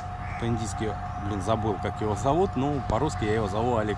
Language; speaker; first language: Russian; native; Russian